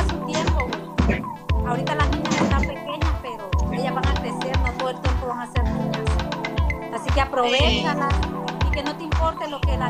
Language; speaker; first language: Spanish; native; Spanish